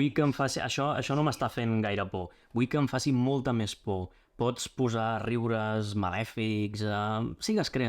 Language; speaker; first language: Catalan; native; Catalan